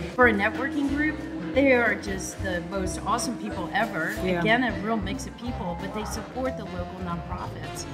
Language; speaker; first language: English; native; English